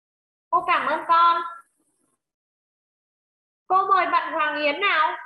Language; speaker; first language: Vietnamese; native; Vietnamese